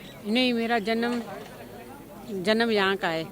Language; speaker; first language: Hindi; non-native, local second language; Sindhi